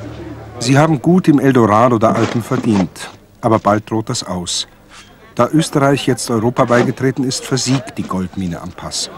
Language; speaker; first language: German; native; German